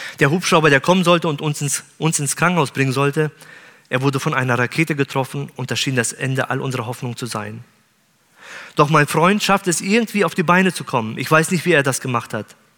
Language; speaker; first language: German; native; German